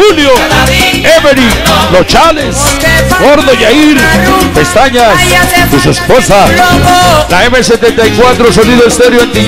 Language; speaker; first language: Spanish; native; Spanish